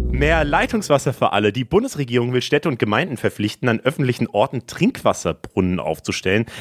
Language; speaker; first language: German; native; German